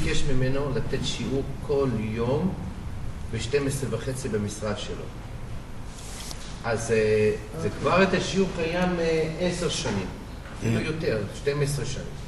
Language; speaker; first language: Hebrew; non-native, fluent; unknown